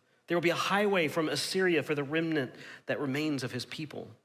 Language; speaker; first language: English; native; English